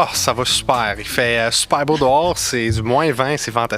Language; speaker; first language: French; native; French